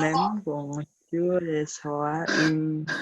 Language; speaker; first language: French; non-native, learner; Indonesian